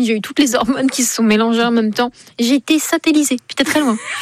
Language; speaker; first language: French; native; French